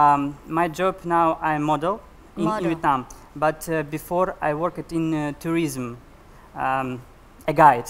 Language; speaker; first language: English; non-native, learner; Russian